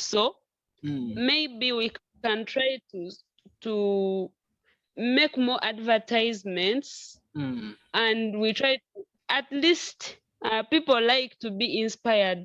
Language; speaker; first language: English; non-native, local second language; Nyankole